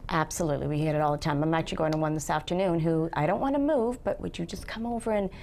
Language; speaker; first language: English; native; English